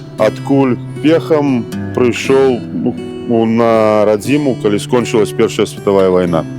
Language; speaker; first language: Belarusian; native; Belarusian